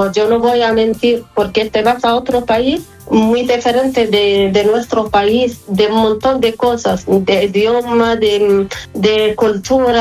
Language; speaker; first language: Spanish; non-native, fluent; Arabic